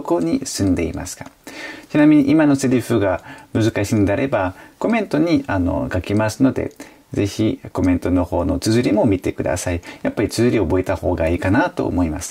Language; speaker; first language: Japanese; non-native, fluent; French